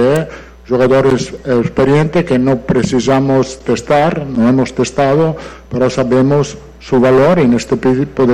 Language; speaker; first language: Portuguese; non-native, fluent; Italian